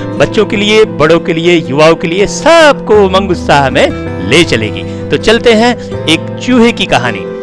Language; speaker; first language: Hindi; native; Hindi